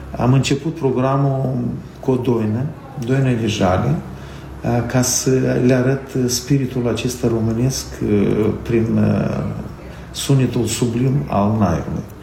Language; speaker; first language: Romanian; native; Romanian